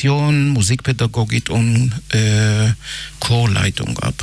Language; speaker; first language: German; non-native, fluent; Hebrew